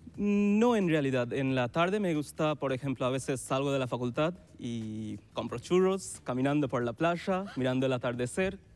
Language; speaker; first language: Spanish; non-native, fluent; Bangla